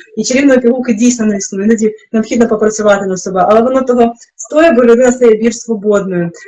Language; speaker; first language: Ukrainian; non-native, local second language; Russian